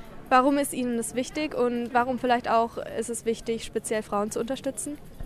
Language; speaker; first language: German; native; German